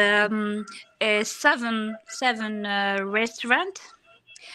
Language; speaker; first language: English; non-native, learner; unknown